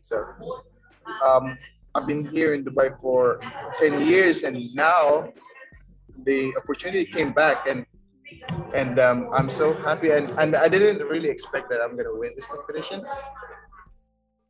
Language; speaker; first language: English; non-native, fluent; Uzbek